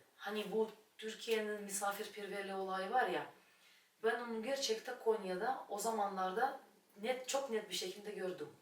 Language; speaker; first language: Turkish; non-native, fluent; Russian